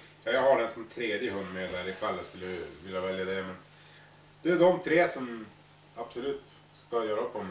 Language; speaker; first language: Swedish; native; Swedish